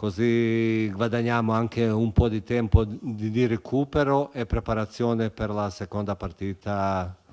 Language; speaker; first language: Italian; non-native, fluent; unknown